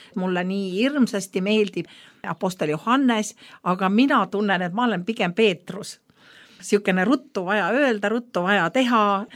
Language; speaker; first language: Estonian; native; Estonian